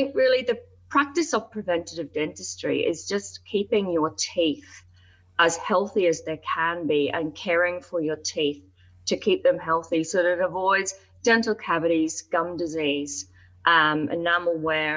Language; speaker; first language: English; native; English